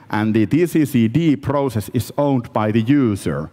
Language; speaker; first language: English; non-native, fluent; Finnish